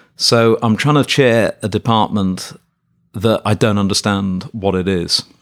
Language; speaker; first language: English; native; English